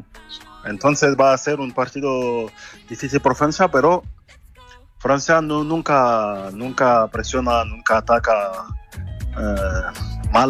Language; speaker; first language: Spanish; non-native, fluent; French